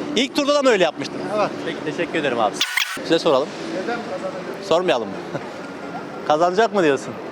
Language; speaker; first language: Turkish; native; Turkish